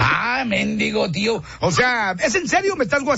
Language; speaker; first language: Spanish; native; Spanish